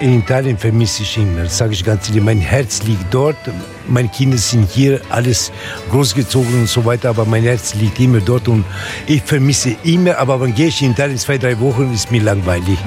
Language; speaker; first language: German; non-native, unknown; Italian